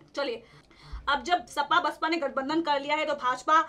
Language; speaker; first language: Hindi; native; Hindi